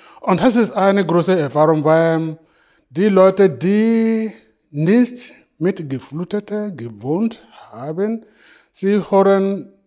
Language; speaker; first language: German; non-native, fluent; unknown